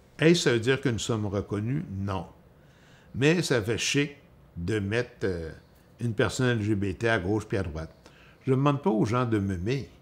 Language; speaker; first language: French; native; French